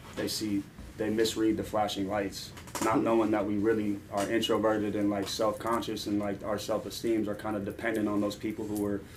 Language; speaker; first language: English; native; English